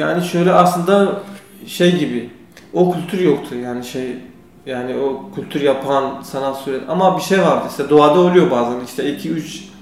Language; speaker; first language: Turkish; non-native, learner; Kurdish